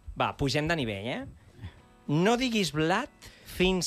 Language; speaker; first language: Catalan; native; Catalan